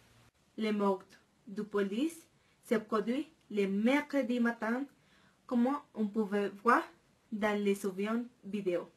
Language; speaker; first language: French; non-native, learner; Spanish